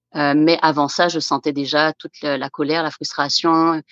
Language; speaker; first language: French; native; French